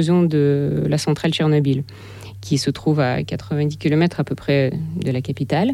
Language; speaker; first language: French; non-native, fluent; Russian